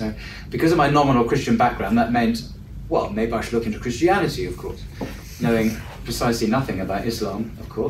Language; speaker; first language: English; native; English